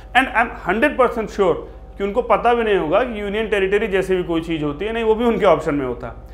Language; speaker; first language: Hindi; native; Hindi